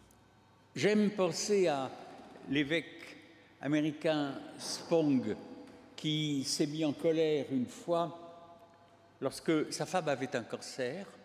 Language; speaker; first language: French; native; French